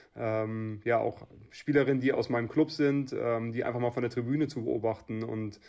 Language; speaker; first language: German; native; German